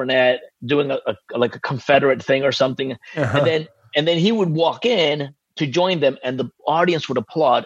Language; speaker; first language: English; early bilingual, other home language; Spanish